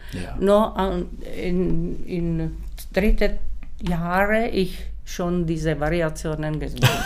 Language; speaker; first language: German; non-native, learner; Czech